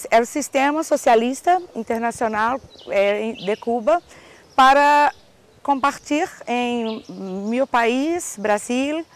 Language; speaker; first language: Portuguese; non-native, learner; Spanish